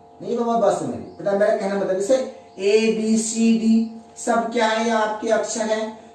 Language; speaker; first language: Hindi; native; Hindi